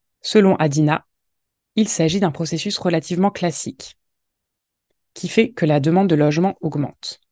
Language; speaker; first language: French; native; French